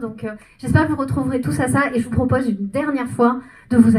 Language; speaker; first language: French; native; French